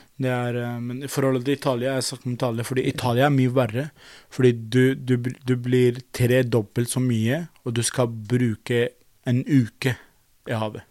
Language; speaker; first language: Norwegian; non-native, fluent; Arabic